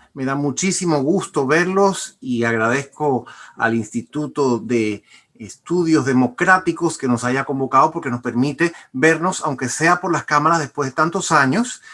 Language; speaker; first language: Spanish; native; Spanish